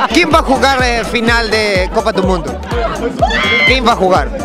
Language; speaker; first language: Portuguese; non-native, learner; Spanish